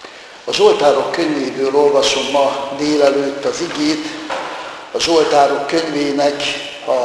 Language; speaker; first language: Hungarian; native; Hungarian